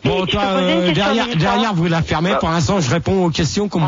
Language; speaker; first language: French; native; French